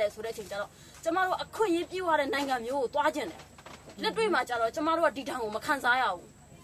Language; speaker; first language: Burmese; native; Burmese